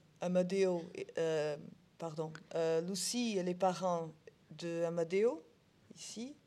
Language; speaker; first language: French; non-native, learner; Portuguese